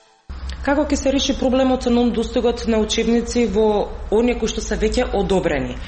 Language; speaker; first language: Macedonian; native; Macedonian